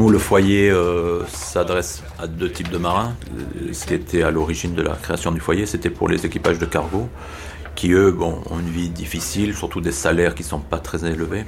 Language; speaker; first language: French; native; French